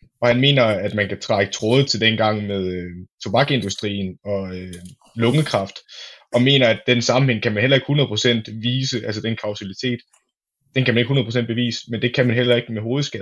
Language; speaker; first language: Danish; native; Danish